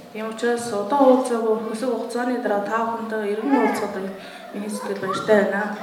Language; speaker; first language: Mongolian; native; Mongolian